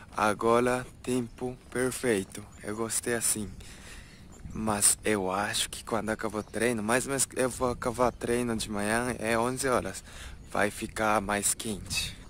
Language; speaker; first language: Portuguese; non-native, learner; Japanese